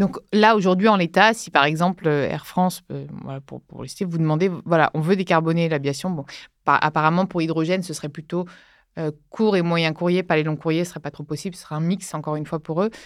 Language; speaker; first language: French; native; French